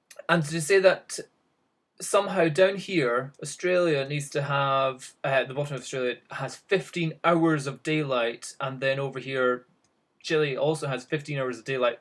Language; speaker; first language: English; native; English